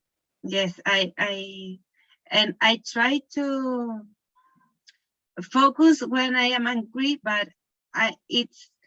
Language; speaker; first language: English; non-native, learner; Spanish